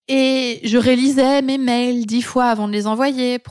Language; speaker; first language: French; native; French